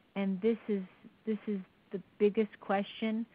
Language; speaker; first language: English; native; English